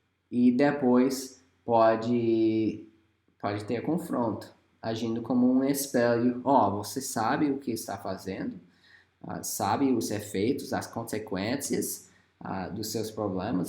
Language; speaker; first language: Portuguese; non-native, fluent; English